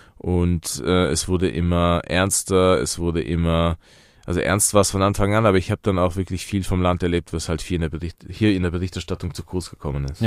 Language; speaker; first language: German; early bilingual, other home language; Persian